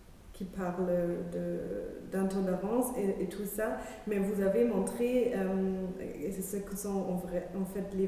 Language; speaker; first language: French; non-native, fluent; German